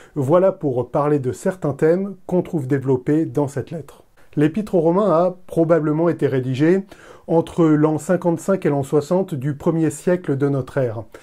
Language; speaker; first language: French; native; French